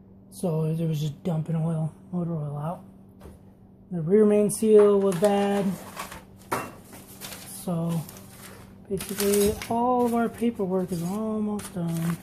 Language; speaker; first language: English; native; English